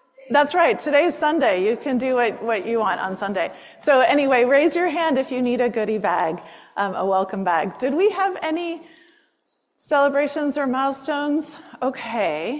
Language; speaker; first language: English; native; English